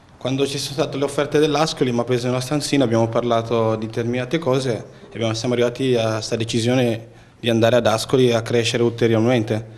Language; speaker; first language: Italian; native; Italian